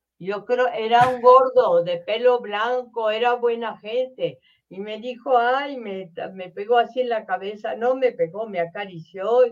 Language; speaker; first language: Spanish; early bilingual, other home language; French